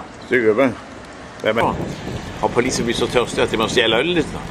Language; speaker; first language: Swedish; native; Swedish